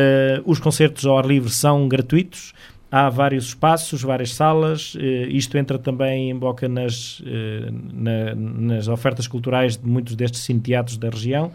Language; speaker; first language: Portuguese; native; Portuguese